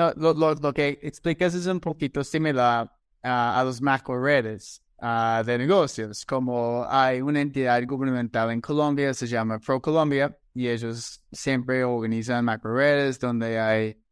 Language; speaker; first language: Spanish; non-native, fluent; English